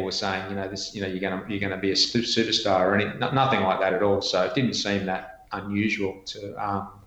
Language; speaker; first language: English; native; English